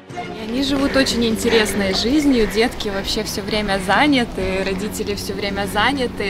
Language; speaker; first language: Russian; native; Russian